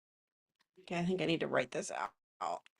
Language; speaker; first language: English; native; English